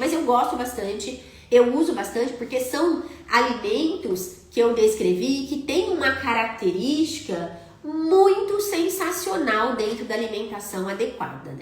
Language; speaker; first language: Portuguese; native; Portuguese